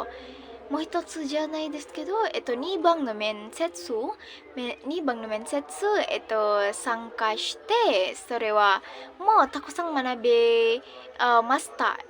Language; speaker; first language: Japanese; non-native, learner; Indonesian